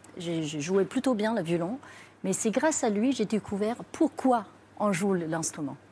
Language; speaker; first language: French; non-native, fluent; Chinese